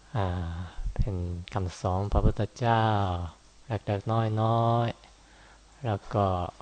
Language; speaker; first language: Thai; non-native, fluent; Japanese